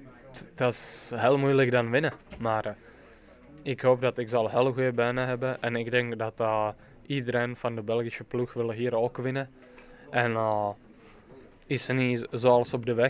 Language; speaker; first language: Dutch; non-native, fluent; Czech